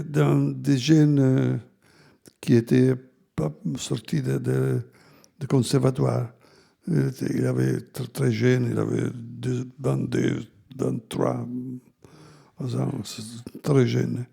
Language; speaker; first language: French; non-native, fluent; Italian